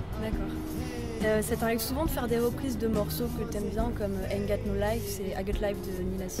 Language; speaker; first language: French; native; French